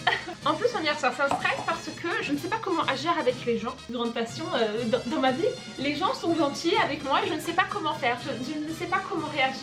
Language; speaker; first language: French; native; French